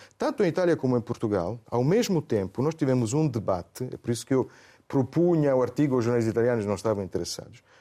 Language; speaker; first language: Portuguese; non-native, fluent; Italian